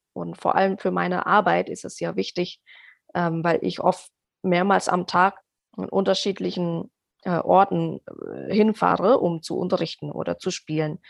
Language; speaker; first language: German; non-native, fluent; Indonesian